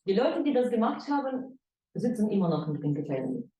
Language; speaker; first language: German; non-native, fluent; Ukrainian